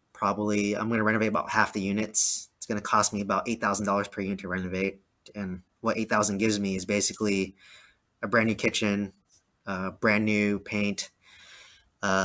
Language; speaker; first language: English; native; English